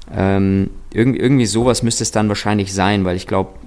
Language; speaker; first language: German; early bilingual, other home language; Russian